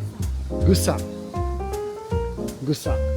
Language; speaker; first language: Japanese; non-native, learner; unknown